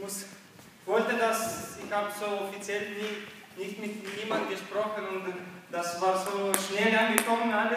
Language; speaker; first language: German; non-native, learner; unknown